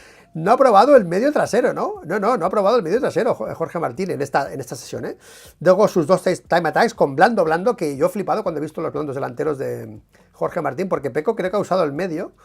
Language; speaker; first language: Spanish; native; Spanish